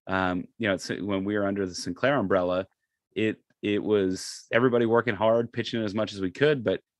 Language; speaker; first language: English; native; English